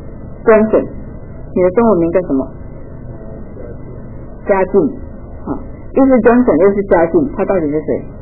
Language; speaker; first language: Chinese; native; Chinese